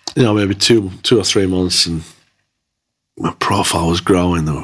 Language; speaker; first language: English; native; English